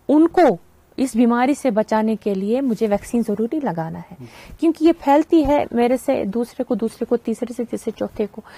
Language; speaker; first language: Hindi; non-native, local second language; Kashmiri